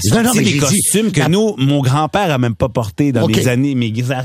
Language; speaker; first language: French; non-native, local second language; Punjabi